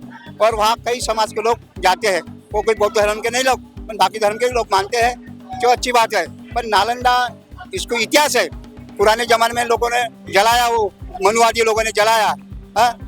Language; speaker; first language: Hindi; native; Hindi